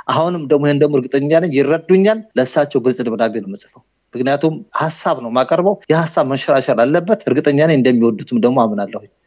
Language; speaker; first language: Amharic; native; Amharic